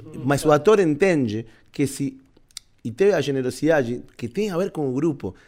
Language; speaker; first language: Portuguese; non-native, learner; Spanish